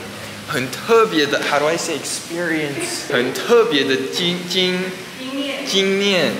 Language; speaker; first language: Chinese; early bilingual, heritage; English